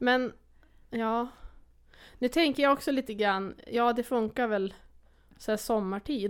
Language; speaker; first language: Swedish; native; Swedish